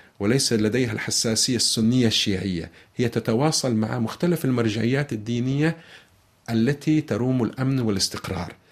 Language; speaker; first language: Arabic; native; Arabic